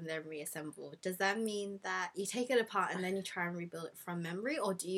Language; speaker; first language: English; non-native, local second language; Cantonese